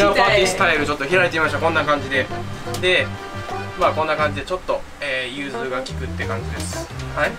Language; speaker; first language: Japanese; native; Japanese